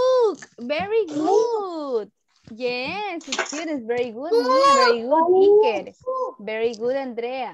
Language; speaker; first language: English; non-native, learner; Spanish